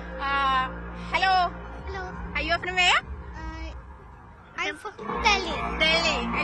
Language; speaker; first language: English; non-native, local second language; Malayalam